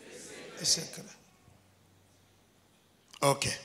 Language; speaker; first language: French; non-native, local second language; Lingala